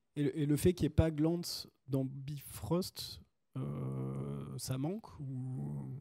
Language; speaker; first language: French; native; French